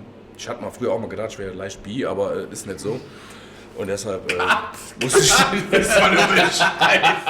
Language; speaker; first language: German; native; German